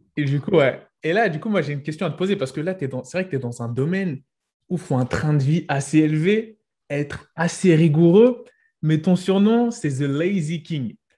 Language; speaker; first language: French; native; French